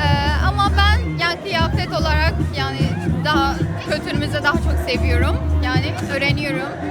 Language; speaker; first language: Turkish; non-native, learner; Arabic